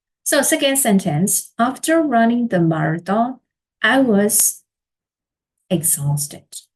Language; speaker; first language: English; non-native, learner; Burmese